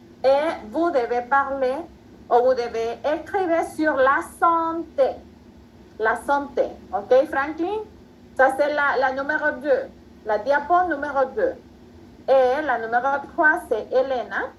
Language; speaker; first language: French; non-native, fluent; Spanish